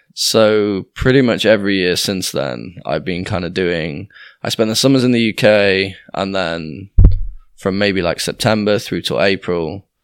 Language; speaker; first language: English; native; English